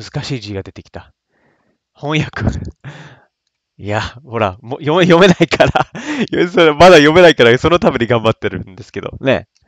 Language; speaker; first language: Japanese; non-native, fluent; English